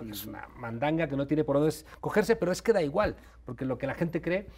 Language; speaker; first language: Spanish; native; Spanish